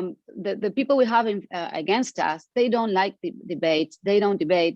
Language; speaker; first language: English; non-native, fluent; Spanish